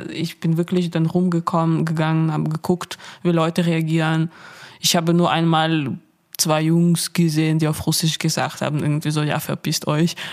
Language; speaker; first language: German; non-native, fluent; Russian